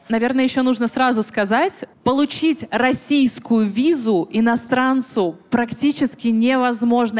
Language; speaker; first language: Russian; native; Russian